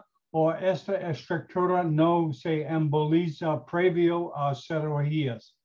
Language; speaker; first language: Spanish; non-native, learner; English